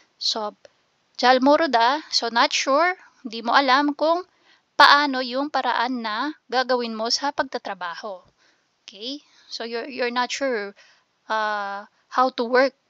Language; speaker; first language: Filipino; native; Filipino